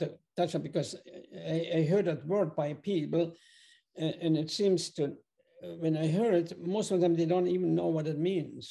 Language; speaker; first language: English; non-native, fluent; German